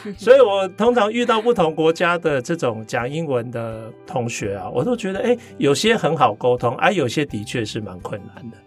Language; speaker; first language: Chinese; native; Chinese